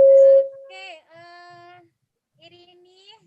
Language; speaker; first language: English; non-native, fluent; Indonesian